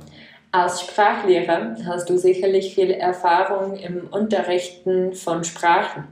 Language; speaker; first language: German; non-native, fluent; Czech